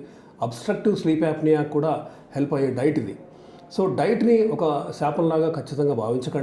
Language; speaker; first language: Telugu; native; Telugu